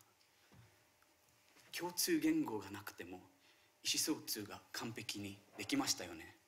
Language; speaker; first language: Japanese; non-native, fluent; Marathi